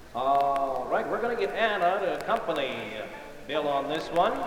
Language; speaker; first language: English; early bilingual, other home language; Ukrainian